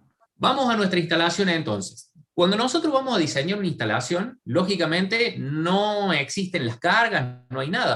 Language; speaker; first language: Spanish; native; Spanish